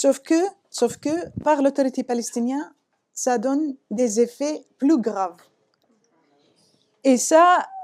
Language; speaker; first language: French; non-native, fluent; Arabic